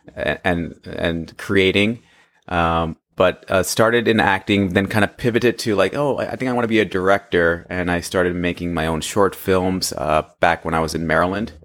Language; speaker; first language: English; early bilingual, other home language; Hindi